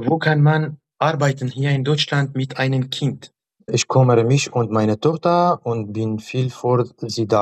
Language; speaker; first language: German; non-native, learner; Arabic